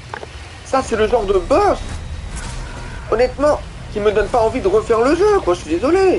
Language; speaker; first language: French; native; French